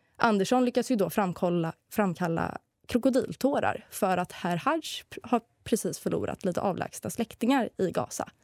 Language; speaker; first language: Swedish; native; Swedish